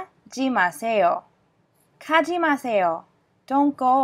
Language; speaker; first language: Korean; non-native, fluent; English